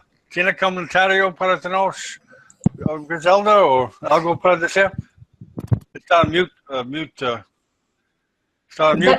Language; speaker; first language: Spanish; non-native, learner; English